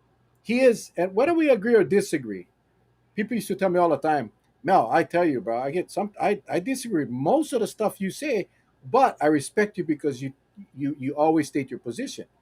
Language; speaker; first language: English; native; English